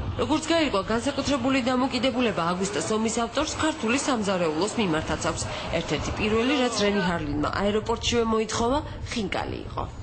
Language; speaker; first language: Georgian; native; Georgian